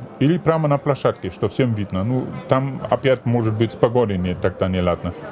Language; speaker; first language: Russian; non-native, fluent; German